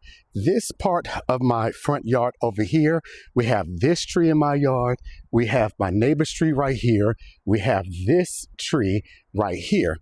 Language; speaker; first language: English; native; English